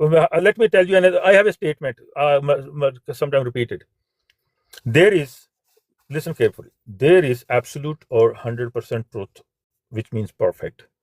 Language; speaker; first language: English; non-native, fluent; Punjabi